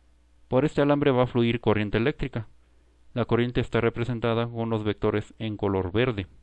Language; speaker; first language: Spanish; native; Spanish